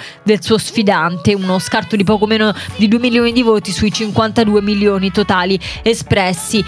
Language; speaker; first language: Italian; native; Italian